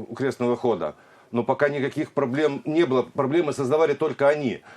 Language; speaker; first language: Russian; native; Russian